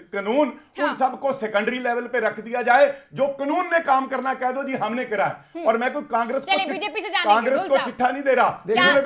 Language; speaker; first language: Hindi; native; Hindi